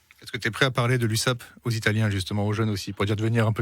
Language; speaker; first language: French; native; French